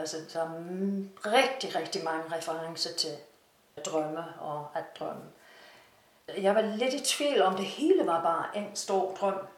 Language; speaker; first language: Danish; non-native, fluent; English